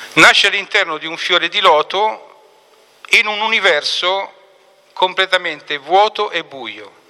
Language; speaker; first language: Italian; native; Italian